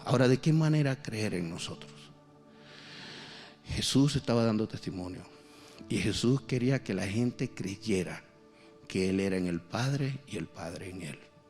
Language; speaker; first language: Spanish; native; Spanish